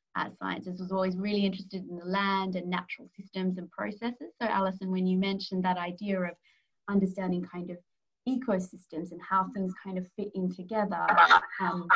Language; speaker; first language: English; native; English